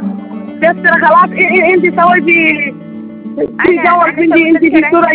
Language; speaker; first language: Arabic; non-native, learner; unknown